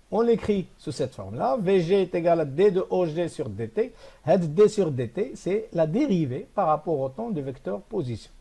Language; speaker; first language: French; non-native, local second language; Arabic